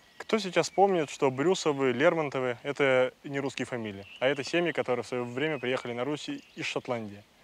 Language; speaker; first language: Russian; non-native, fluent; English